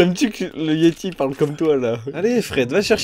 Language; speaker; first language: French; native; French